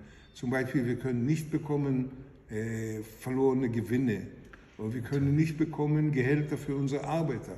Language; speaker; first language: German; non-native, fluent; Hebrew